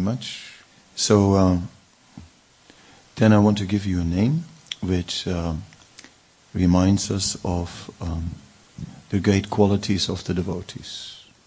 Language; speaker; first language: English; non-native, local second language; Dutch